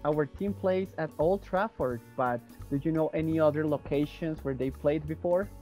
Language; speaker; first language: English; non-native, fluent; Spanish